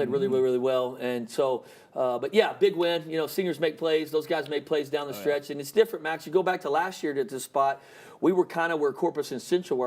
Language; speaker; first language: English; native; English